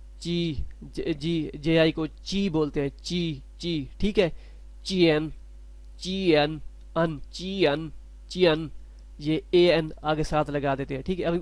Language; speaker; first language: Urdu; non-native, local second language; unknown